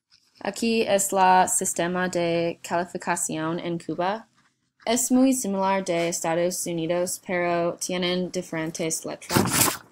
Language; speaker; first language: Spanish; non-native, learner; English